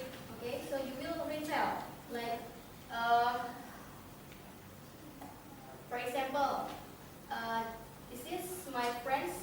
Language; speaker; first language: English; non-native, fluent; Indonesian